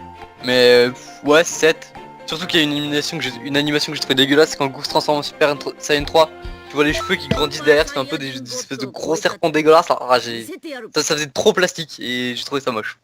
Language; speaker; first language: French; native; French